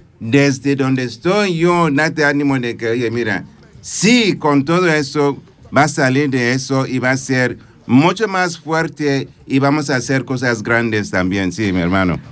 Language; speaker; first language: Spanish; non-native, fluent; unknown